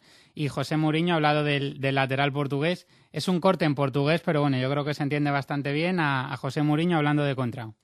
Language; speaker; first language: Spanish; native; Spanish